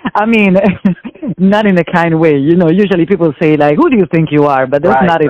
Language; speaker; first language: English; non-native, fluent; Italian